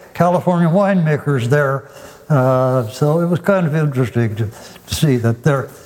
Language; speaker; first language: English; native; English